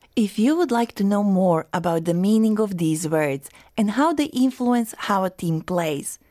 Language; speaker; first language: English; non-native, fluent; Croatian